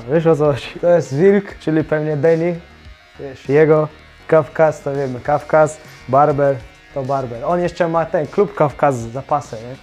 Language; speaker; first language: Polish; non-native, fluent; Chechen